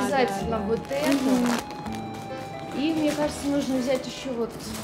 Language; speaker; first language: Russian; native; Russian